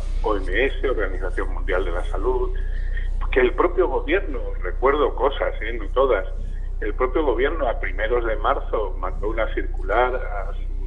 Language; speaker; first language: Spanish; native; Spanish